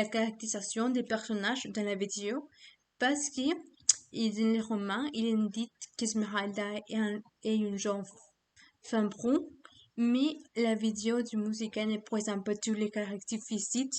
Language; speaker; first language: French; non-native, learner; Spanish